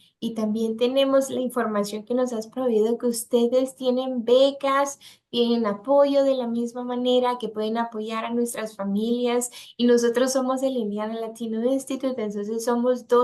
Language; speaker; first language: Spanish; native; Spanish